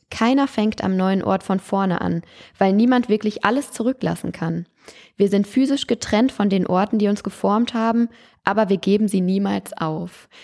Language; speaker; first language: German; native; German